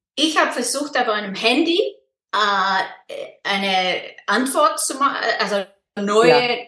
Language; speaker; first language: German; non-native, fluent; Icelandic